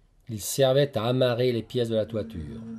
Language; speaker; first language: French; native; French